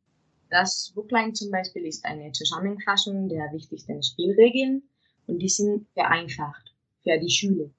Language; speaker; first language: German; non-native, fluent; Spanish